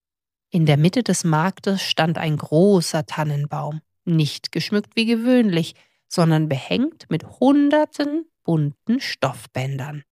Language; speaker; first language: German; native; German